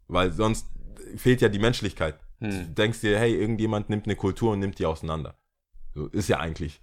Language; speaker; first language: German; early bilingual, other home language; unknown